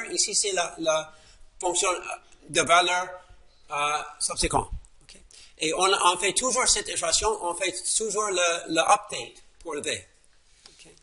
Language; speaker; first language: French; non-native, fluent; English